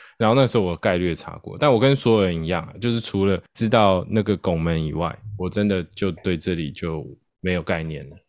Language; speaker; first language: Chinese; native; Chinese